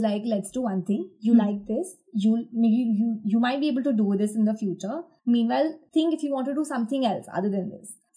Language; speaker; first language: English; non-native, local second language; Gujarati